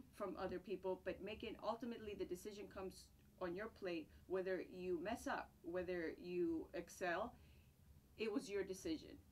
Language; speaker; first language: English; non-native, fluent; Greek